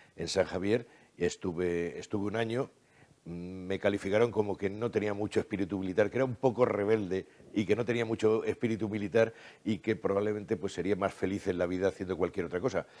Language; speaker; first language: Spanish; native; Spanish